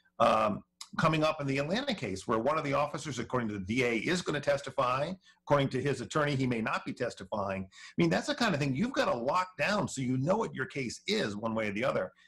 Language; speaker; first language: English; native; English